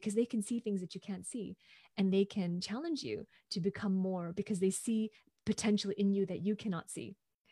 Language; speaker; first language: English; non-native, local second language; Cantonese